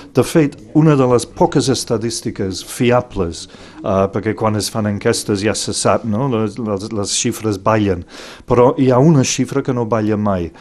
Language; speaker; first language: Catalan; non-native, fluent; English